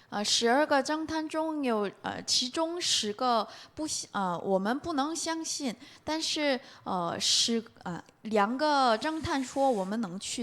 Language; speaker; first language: Chinese; non-native, learner; Korean